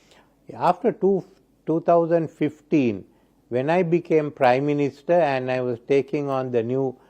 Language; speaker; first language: English; non-native, local second language; Sinhala